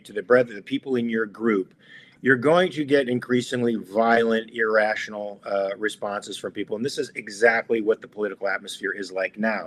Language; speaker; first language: English; native; English